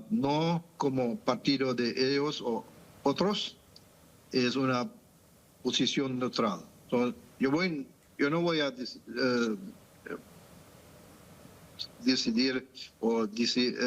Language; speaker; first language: Spanish; non-native, fluent; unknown